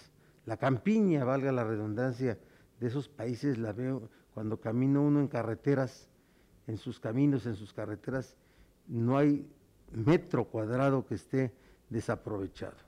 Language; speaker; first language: Spanish; native; Spanish